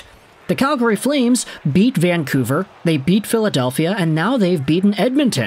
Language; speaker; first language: English; native; English